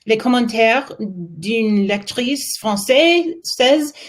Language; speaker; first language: French; non-native, learner; English